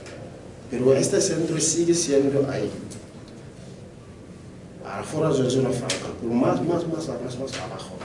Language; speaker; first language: Spanish; non-native, local second language; French